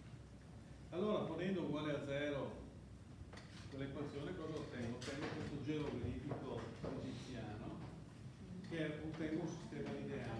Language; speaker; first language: Italian; native; Italian